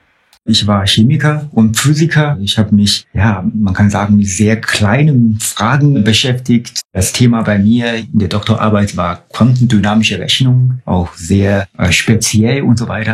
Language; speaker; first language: German; non-native, fluent; Chinese